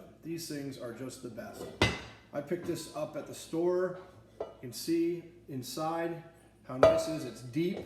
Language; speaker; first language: English; native; English